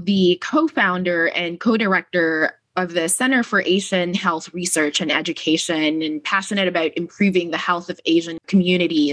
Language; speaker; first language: English; non-native, local second language; Filipino